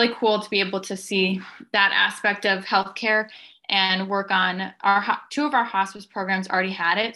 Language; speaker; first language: English; native; English